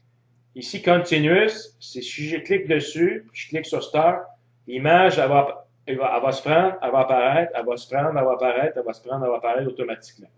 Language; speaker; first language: French; native; French